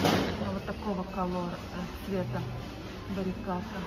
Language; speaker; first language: Italian; non-native, fluent; Russian